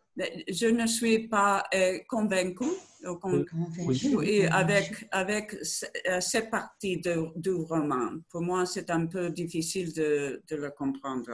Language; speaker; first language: French; non-native, learner; Spanish